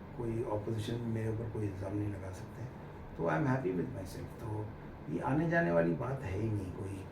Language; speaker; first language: Hindi; non-native, local second language; Bangla